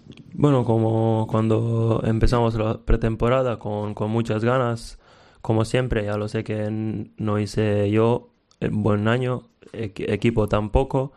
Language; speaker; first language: Spanish; non-native, fluent; Serbian